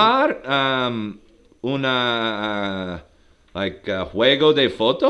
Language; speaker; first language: Spanish; non-native, learner; English